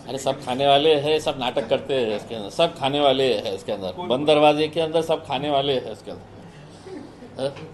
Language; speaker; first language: Hindi; non-native, local second language; Marathi